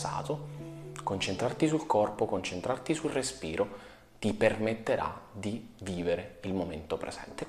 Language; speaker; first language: Italian; native; Italian